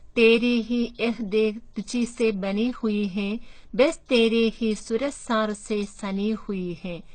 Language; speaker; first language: Hindi; non-native, local second language; Malayalam